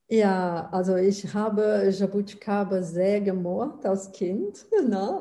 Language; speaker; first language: German; non-native, fluent; Portuguese